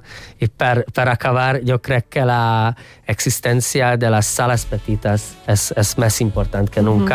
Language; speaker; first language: Catalan; non-native, fluent; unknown